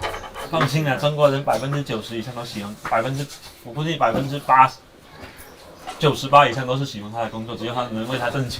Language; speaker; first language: Chinese; native; Chinese